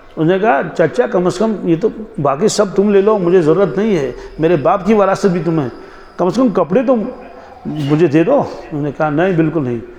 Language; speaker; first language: Urdu; non-native, local second language; Kashmiri